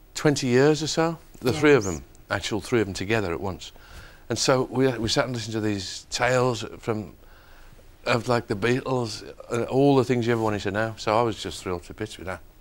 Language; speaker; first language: English; native; English